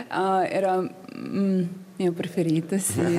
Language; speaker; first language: Italian; non-native, learner; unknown